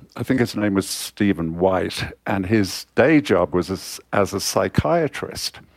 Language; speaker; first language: English; native; English